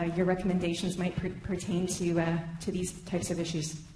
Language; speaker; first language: English; native; English